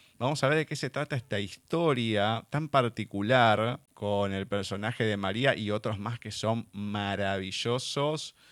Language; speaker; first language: Spanish; native; Spanish